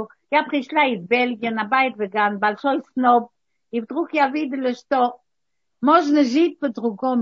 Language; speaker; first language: Russian; early bilingual, heritage; Russian